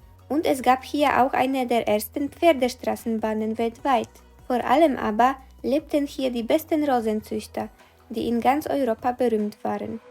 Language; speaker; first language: German; non-native, fluent; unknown